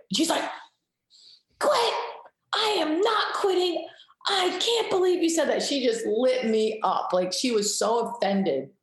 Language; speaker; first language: English; native; English